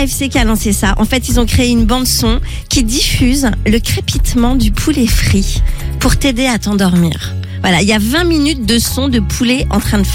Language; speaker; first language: French; native; French